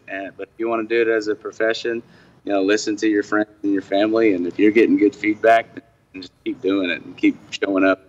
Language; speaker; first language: English; native; English